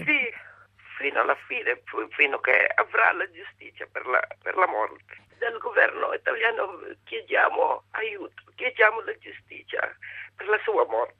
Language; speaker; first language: Italian; non-native, fluent; Filipino